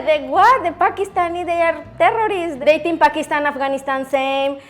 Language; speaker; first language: English; non-native, learner; Spanish